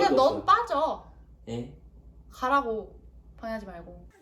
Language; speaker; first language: Korean; native; Korean